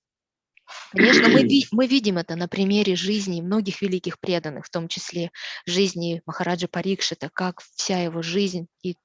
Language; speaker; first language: Russian; native; Russian